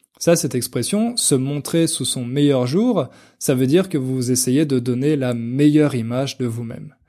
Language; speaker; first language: French; native; French